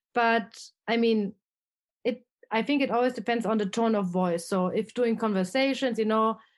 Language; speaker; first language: English; non-native, fluent; German